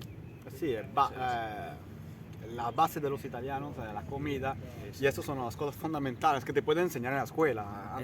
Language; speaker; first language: Spanish; early bilingual, heritage; Italian